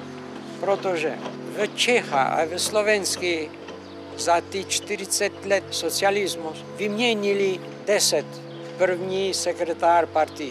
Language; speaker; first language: Slovak; non-native, fluent; Albanian